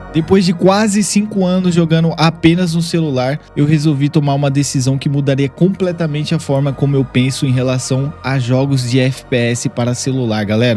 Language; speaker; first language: Portuguese; native; Portuguese